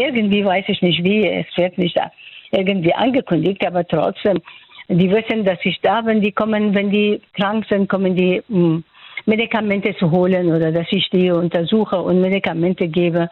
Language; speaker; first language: German; non-native, fluent; Persian